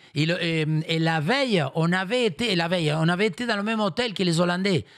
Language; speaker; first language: French; non-native, fluent; Spanish